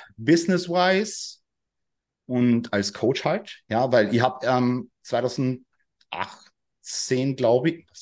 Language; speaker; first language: German; native; German